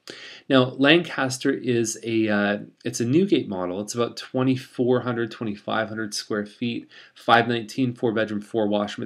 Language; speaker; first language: English; native; English